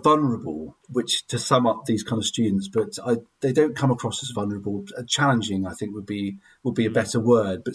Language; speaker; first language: English; native; English